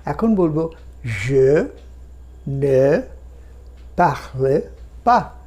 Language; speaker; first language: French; non-native, fluent; Bangla